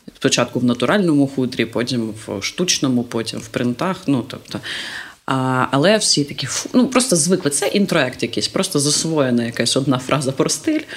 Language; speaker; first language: Ukrainian; non-native, local second language; Russian